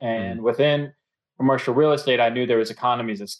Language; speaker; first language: English; native; English